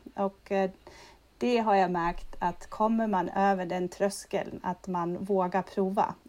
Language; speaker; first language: Swedish; non-native, fluent; German